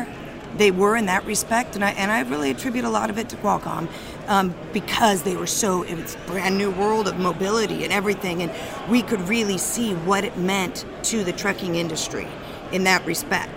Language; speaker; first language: English; native; English